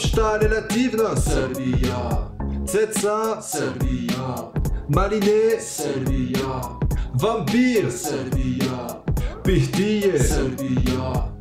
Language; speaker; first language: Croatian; non-native, fluent; French